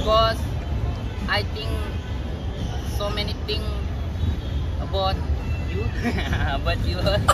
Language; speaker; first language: English; non-native, learner; Indonesian